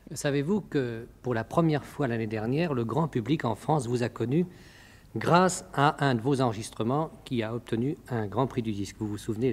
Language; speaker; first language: French; native; French